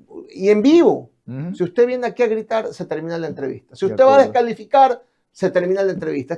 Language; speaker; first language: Spanish; native; Spanish